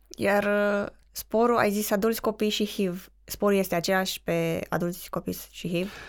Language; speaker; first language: Romanian; native; Romanian